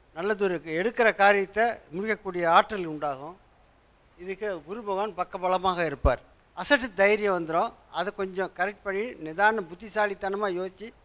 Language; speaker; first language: Tamil; native; Tamil